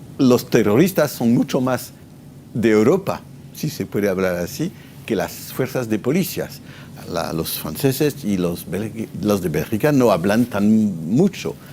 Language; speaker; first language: Spanish; non-native, fluent; French